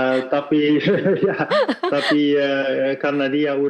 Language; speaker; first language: Indonesian; non-native, fluent; Dutch